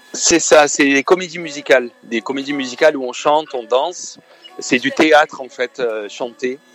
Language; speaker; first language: French; native; French